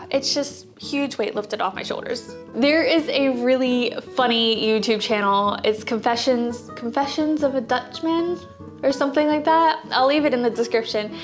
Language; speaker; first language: English; native; English